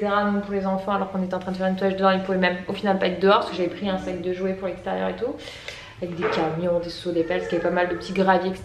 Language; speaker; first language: French; native; French